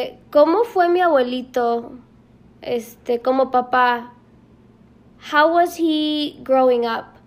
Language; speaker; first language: Spanish; early bilingual, heritage; Spanish